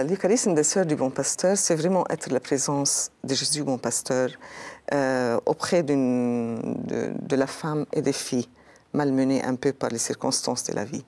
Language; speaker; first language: French; non-native, local second language; Arabic